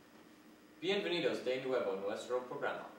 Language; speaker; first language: Spanish; non-native, learner; English